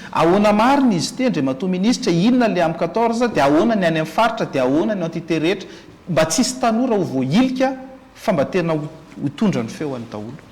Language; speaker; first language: Malagasy; native; Malagasy